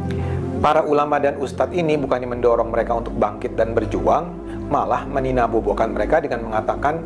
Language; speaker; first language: Indonesian; native; Indonesian